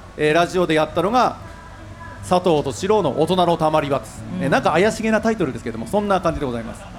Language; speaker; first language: Japanese; native; Japanese